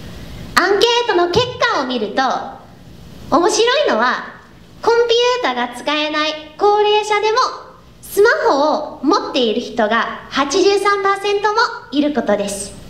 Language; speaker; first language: Japanese; non-native, learner; English